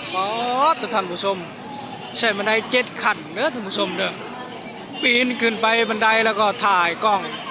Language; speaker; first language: Thai; native; Thai